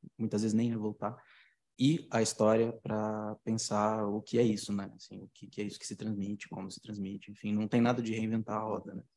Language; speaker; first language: Portuguese; native; Portuguese